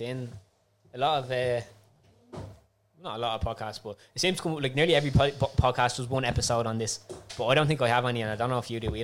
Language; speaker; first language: English; native; English